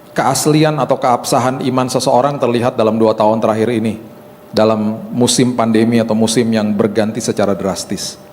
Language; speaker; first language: Indonesian; native; Indonesian